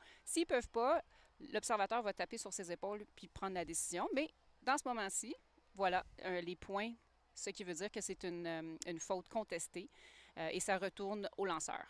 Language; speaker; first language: French; native; French